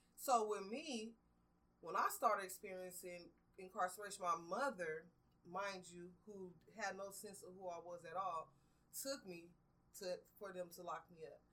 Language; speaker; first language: English; native; English